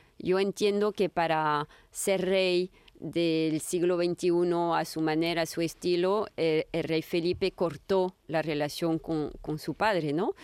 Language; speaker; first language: Spanish; non-native, fluent; French